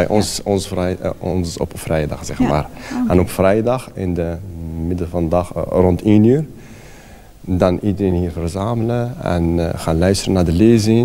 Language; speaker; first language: Dutch; non-native, fluent; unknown